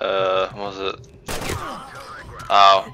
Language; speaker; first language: English; native; English